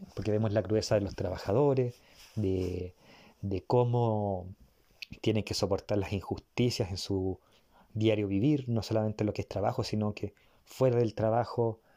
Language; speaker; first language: Spanish; native; Spanish